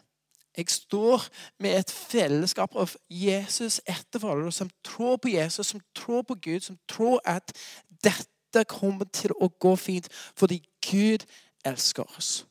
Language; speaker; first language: Norwegian; non-native, fluent; English